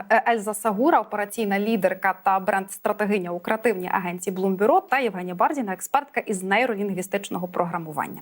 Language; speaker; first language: Ukrainian; native; Ukrainian